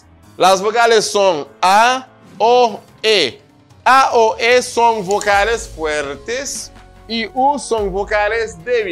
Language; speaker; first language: Spanish; non-native, fluent; Haitian Creole